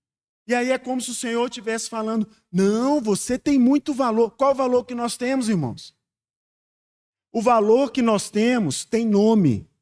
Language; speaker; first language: Portuguese; native; Portuguese